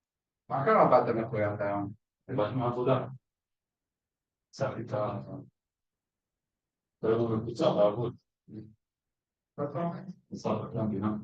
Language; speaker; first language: Hebrew; native; Hebrew